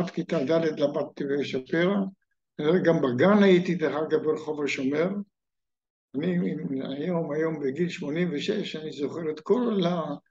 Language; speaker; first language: Hebrew; native; Hebrew